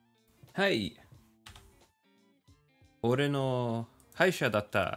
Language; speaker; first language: Japanese; non-native, learner; English